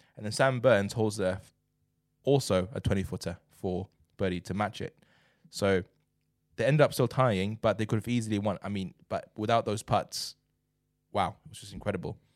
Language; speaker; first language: English; non-native, fluent; Chinese